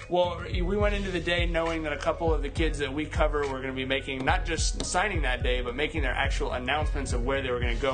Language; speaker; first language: English; native; English